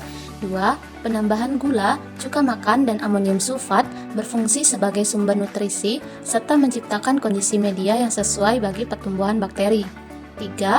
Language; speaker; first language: Indonesian; native; Indonesian